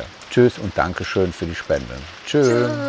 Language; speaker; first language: German; native; German